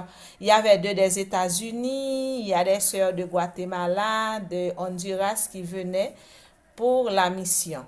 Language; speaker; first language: French; non-native, local second language; Haitian Creole